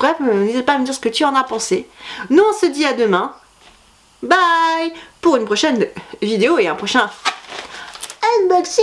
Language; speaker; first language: French; native; French